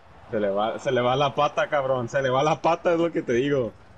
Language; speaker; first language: Spanish; early bilingual, heritage; Spanish